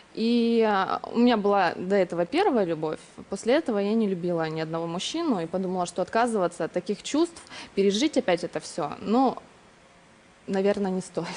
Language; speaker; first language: Russian; native; Russian